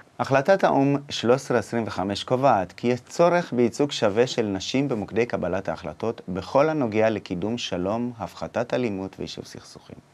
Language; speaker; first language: Hebrew; native; Hebrew